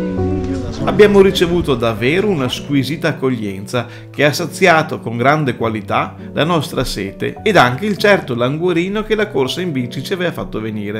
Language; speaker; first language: Italian; native; Italian